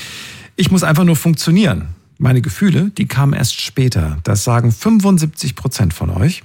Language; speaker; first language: German; native; German